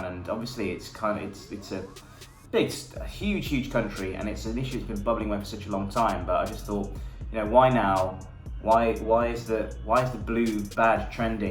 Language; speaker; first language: English; native; English